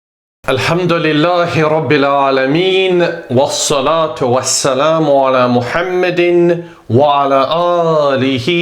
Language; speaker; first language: Arabic; non-native, fluent; English